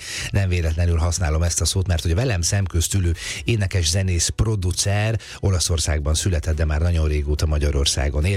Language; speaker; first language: Hungarian; native; Hungarian